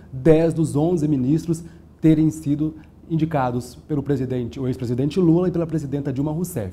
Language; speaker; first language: Portuguese; native; Portuguese